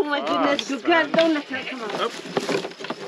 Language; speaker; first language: English; native; English